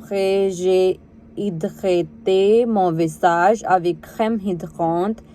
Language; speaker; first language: French; non-native, learner; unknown